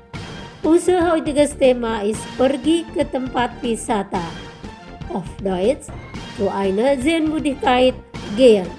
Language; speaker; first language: German; non-native, fluent; Indonesian